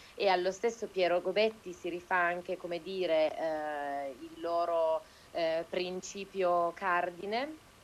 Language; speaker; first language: Italian; native; Italian